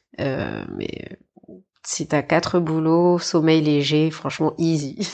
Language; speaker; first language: French; native; French